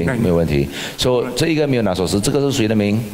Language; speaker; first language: Chinese; native; Chinese